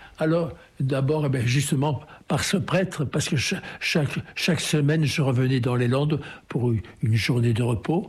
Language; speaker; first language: French; native; French